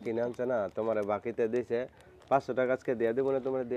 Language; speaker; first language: Bangla; native; Bangla